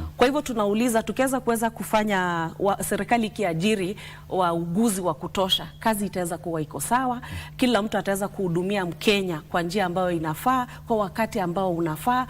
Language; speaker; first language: Swahili; native; Swahili